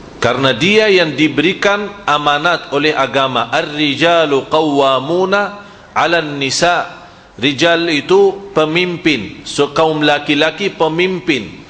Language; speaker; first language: Malay; non-native, fluent; Arabic